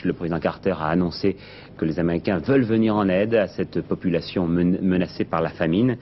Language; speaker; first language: French; native; French